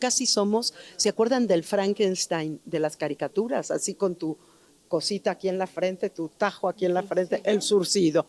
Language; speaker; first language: Spanish; native; Spanish